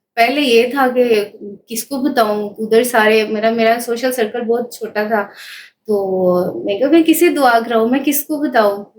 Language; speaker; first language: Urdu; non-native, local second language; Punjabi